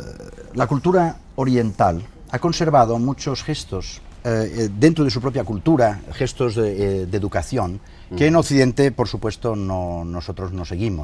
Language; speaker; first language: Spanish; native; Spanish